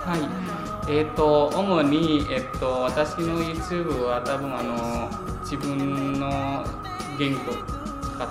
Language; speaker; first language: Japanese; non-native, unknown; Indonesian